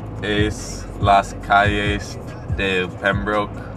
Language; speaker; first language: Spanish; non-native, learner; English